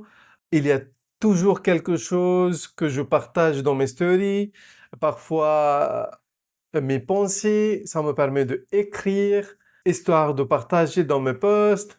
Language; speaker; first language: French; non-native, fluent; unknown